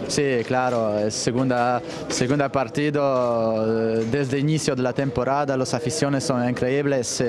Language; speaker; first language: Spanish; non-native, fluent; Polish